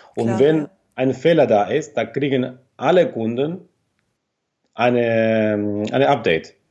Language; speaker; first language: German; non-native, fluent; Spanish